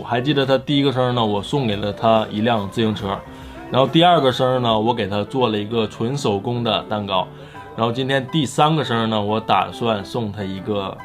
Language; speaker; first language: Chinese; native; Chinese